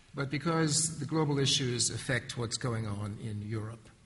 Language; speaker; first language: English; native; English